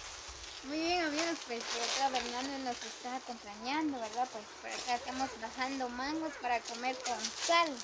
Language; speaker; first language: Spanish; native; Spanish